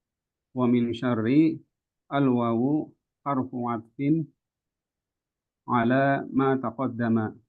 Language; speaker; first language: Arabic; non-native, learner; Indonesian